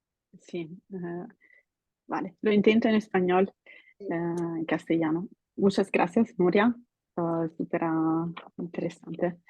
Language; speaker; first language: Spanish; non-native, fluent; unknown